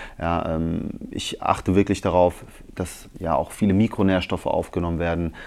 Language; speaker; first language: German; early bilingual, other home language; Italian